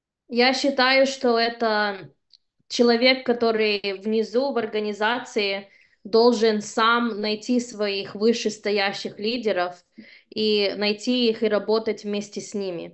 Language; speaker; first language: Russian; early bilingual, heritage; Russian